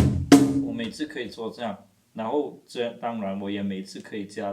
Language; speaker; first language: Chinese; non-native, fluent; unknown